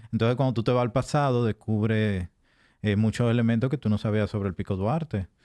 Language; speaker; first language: Spanish; native; Spanish